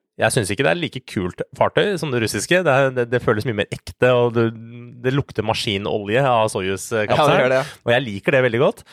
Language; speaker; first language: Norwegian; early bilingual, other home language; Persian